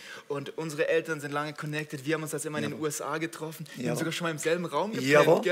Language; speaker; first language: German; native; German